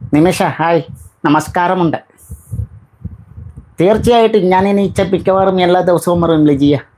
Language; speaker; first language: Malayalam; non-native, learner; Bangla